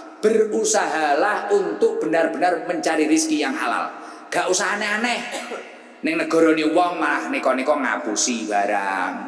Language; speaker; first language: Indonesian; native; Indonesian